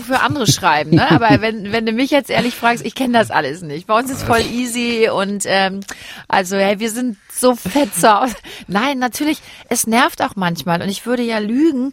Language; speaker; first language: German; native; German